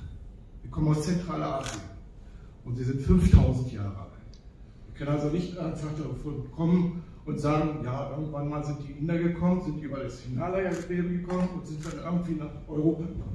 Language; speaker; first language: German; early bilingual, other home language; Turkish